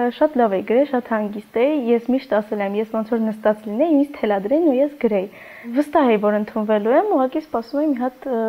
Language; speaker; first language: Armenian; non-native, local second language; Kurdish